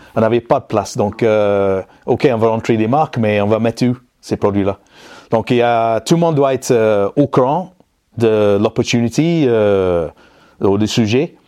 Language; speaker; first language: French; non-native, fluent; English